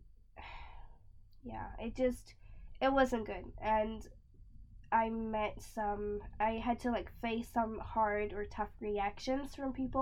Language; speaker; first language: English; non-native, fluent; Swedish